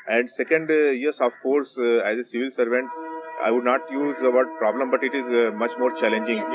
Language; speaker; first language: English; non-native, local second language; Hindi